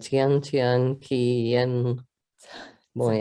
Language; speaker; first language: Chinese; non-native, learner; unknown